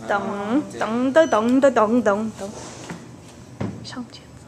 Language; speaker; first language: Chinese; non-native, learner; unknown